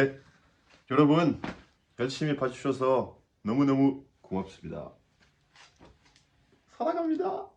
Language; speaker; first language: Korean; non-native, learner; French